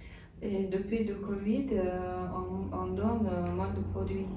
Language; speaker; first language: French; non-native, learner; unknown